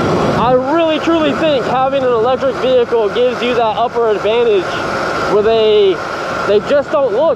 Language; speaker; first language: English; native; English